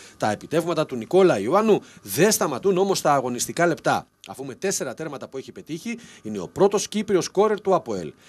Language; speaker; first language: Greek; native; Greek